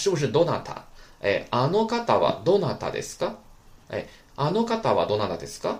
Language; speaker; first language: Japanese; non-native, fluent; Chinese